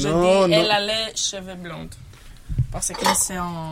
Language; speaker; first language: French; non-native, learner; Greek